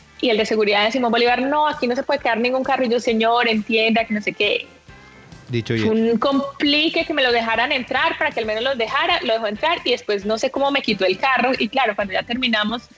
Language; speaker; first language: Spanish; native; Spanish